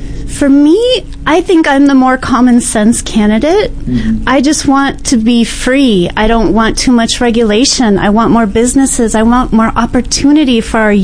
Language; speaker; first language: English; native; English